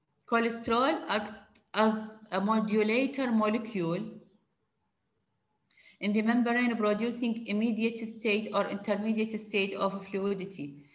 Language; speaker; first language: English; non-native, fluent; Arabic